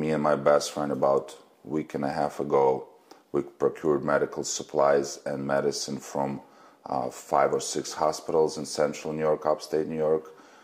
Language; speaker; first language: English; non-native, fluent; Russian